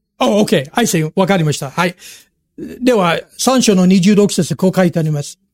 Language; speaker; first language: Japanese; non-native, fluent; English